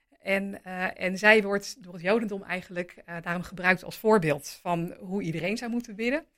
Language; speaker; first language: Dutch; native; Dutch